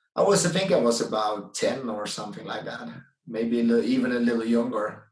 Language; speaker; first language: English; non-native, fluent; Dutch